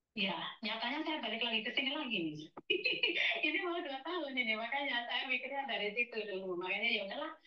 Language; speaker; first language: Indonesian; native; Indonesian